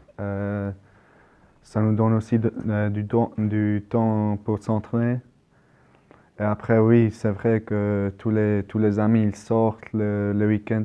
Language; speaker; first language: French; non-native, local second language; German